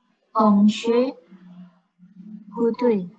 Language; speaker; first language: Chinese; non-native, learner; Indonesian